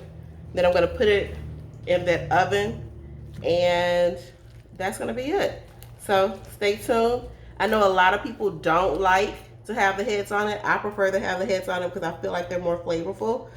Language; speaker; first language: English; native; English